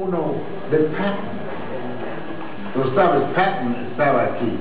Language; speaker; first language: Spanish; non-native, learner; English